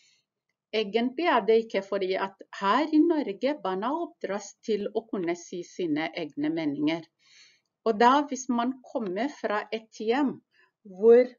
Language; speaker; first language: Norwegian; non-native, fluent; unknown